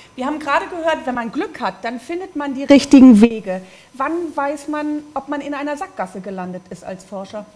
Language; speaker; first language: German; native; German